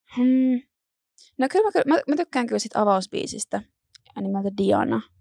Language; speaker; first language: Finnish; native; Finnish